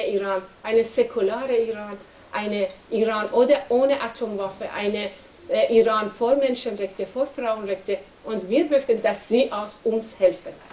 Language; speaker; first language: German; non-native, learner; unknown